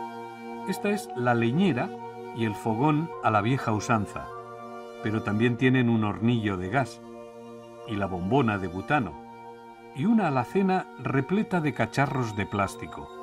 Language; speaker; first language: Spanish; native; Spanish